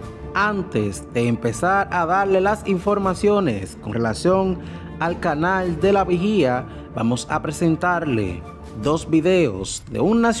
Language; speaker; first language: Spanish; native; Spanish